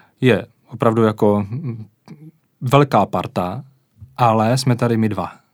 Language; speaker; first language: Czech; native; Czech